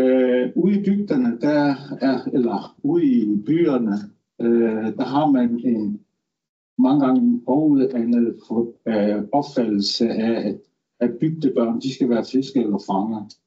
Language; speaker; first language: Danish; non-native, local second language; Kalaallisut